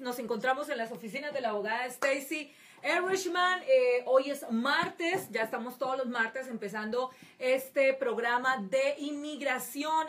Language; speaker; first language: Spanish; native; Spanish